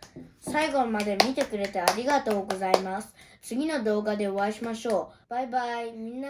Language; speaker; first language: Japanese; early bilingual, other home language; Uyghur